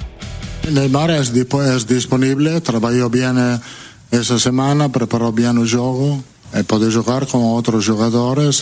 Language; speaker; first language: Portuguese; non-native, fluent; Italian